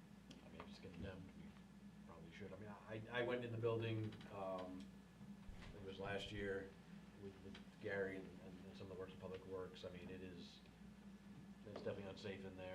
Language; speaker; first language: English; native; English